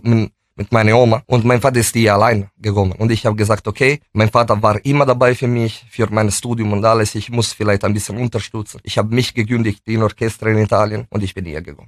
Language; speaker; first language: German; non-native, fluent; Italian